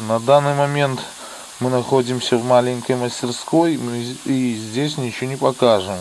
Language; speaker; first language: Russian; native; Russian